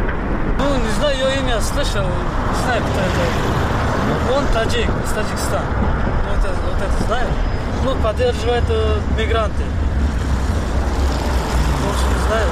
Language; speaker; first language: Russian; non-native, learner; Tajik